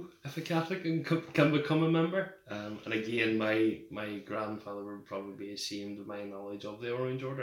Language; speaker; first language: English; native; English